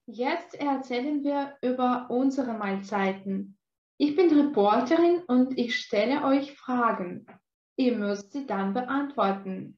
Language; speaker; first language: German; non-native, fluent; Russian